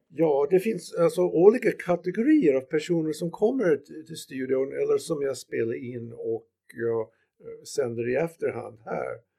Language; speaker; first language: Swedish; non-native, fluent; English